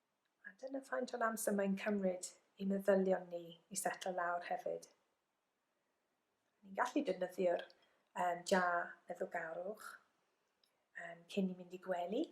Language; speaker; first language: Welsh; non-native, local second language; English